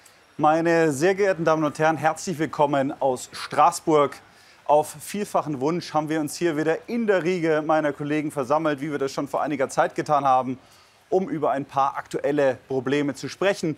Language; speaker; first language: German; native; German